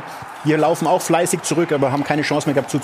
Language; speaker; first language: German; native; German